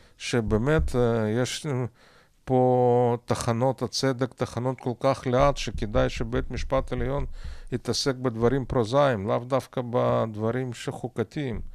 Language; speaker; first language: Hebrew; non-native, fluent; Russian